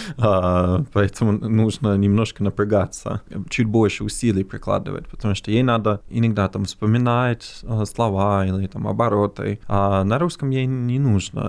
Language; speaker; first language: Russian; non-native, fluent; English